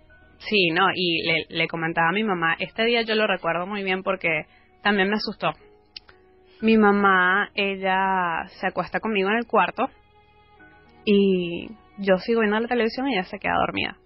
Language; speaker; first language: Spanish; native; Spanish